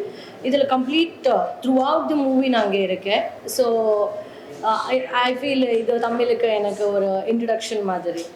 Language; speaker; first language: Tamil; non-native, learner; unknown